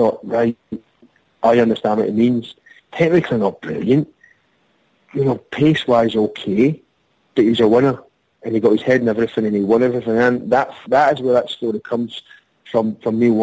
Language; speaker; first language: English; native; English